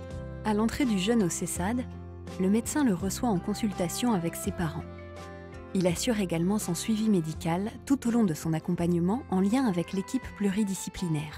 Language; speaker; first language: French; native; French